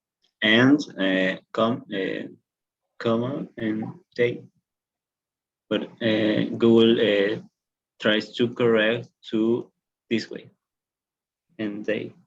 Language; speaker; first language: English; non-native, learner; Spanish